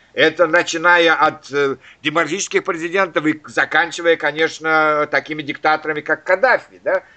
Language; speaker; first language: Russian; native; Russian